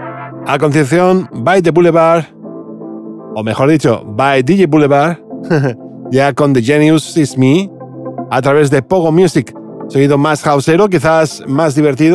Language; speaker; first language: Spanish; native; Spanish